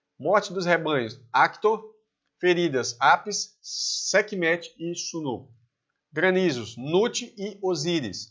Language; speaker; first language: Portuguese; native; Portuguese